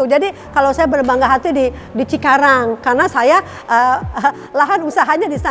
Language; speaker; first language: Indonesian; native; Indonesian